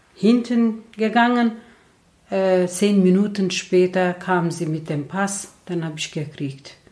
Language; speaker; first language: German; non-native, fluent; Turkish